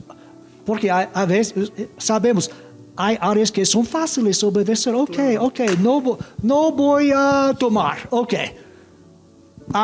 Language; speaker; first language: Spanish; non-native, fluent; English